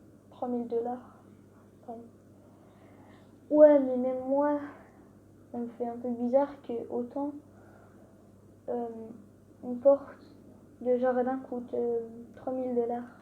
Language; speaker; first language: French; native; French